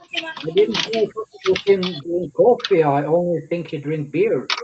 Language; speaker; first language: English; non-native, fluent; Norwegian